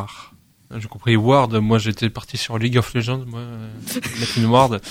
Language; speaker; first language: French; native; French